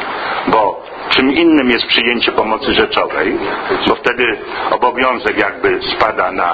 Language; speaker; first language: Polish; native; Polish